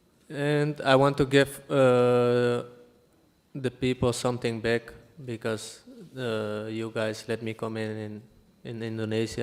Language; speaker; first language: English; non-native, fluent; Dutch